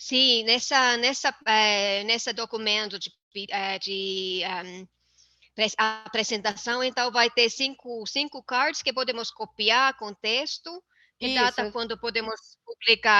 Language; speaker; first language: Portuguese; non-native, fluent; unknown